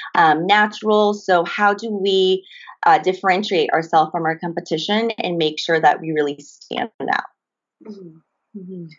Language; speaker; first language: English; early bilingual, other home language; Japanese